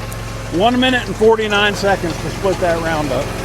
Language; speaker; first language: English; native; English